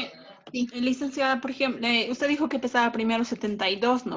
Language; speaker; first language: Spanish; native; Spanish